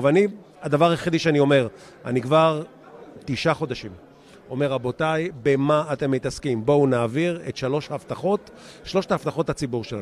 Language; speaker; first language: Hebrew; native; Hebrew